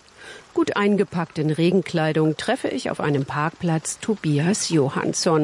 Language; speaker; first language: German; native; German